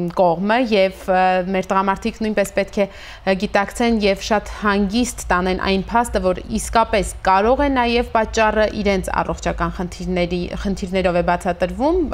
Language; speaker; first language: Armenian; native; Armenian